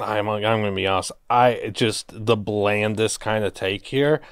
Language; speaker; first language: English; native; English